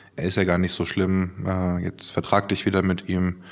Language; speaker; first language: German; native; German